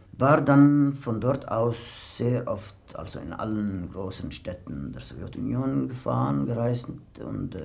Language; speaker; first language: German; non-native, fluent; Armenian